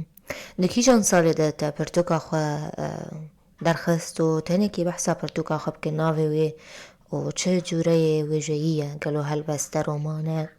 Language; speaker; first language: Kurdish; native; Kurdish